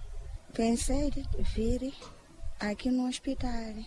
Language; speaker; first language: Portuguese; non-native, local second language; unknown